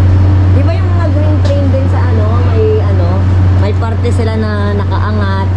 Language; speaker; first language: Filipino; native; Filipino